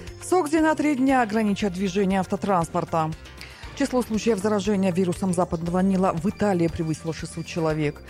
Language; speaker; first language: Russian; non-native, local second language; Tajik